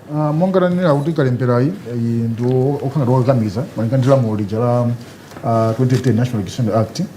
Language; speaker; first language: Nyanja; native; Nyanja